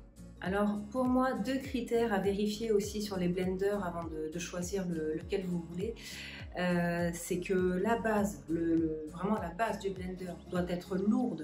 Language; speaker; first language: French; native; French